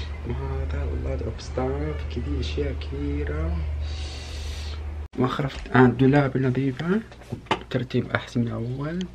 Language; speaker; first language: Arabic; non-native, learner; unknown